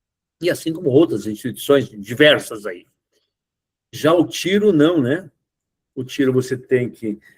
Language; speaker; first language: Portuguese; native; Portuguese